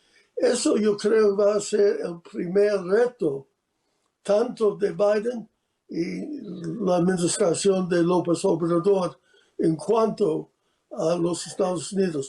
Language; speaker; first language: Spanish; non-native, fluent; English